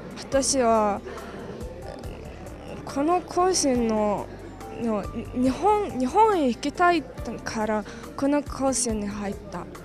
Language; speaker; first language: Japanese; non-native, learner; Mongolian